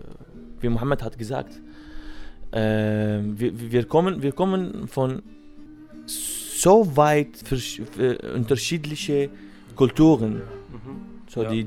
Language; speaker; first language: German; non-native, learner; Arabic